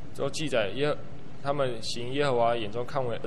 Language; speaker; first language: Chinese; native; Chinese